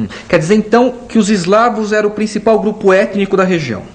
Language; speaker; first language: Portuguese; native; Portuguese